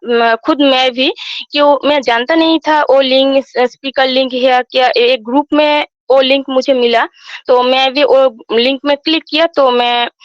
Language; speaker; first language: Hindi; non-native, local second language; Bangla